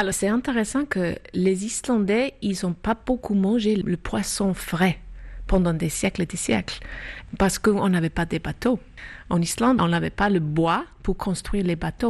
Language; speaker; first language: French; non-native, fluent; Icelandic